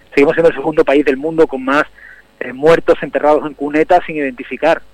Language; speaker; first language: Spanish; native; Spanish